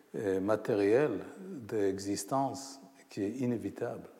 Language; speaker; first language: French; non-native, fluent; Hebrew